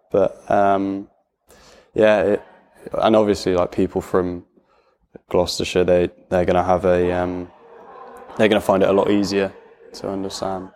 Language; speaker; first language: English; native; English